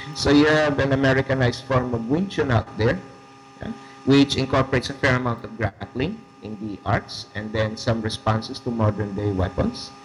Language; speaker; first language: English; non-native, local second language; Filipino